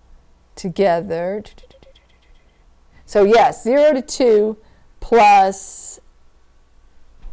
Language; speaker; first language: English; native; English